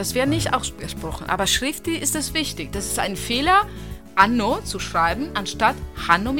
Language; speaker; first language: German; non-native, fluent; Italian